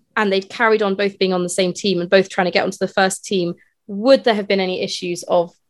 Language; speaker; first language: English; native; English